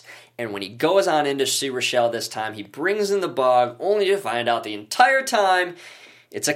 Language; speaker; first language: English; native; English